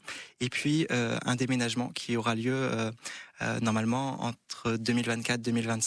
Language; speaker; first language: French; native; French